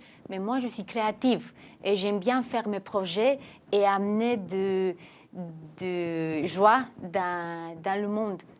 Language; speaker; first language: French; non-native, fluent; Romanian